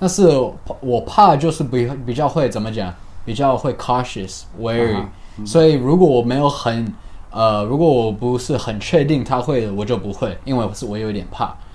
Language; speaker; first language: Chinese; early bilingual, heritage; Chinese